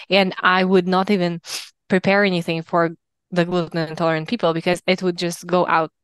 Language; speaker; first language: English; non-native, fluent; Russian